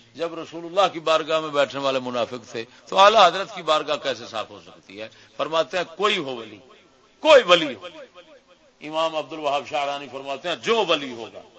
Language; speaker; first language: Urdu; non-native, local second language; Punjabi